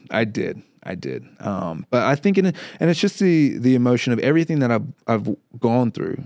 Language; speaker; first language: English; native; English